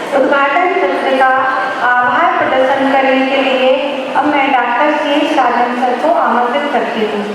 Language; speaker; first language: Hindi; native; Hindi